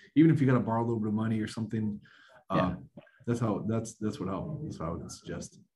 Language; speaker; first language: English; native; English